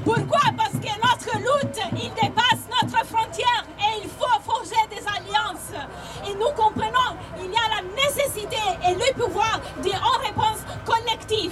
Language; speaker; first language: French; non-native, learner; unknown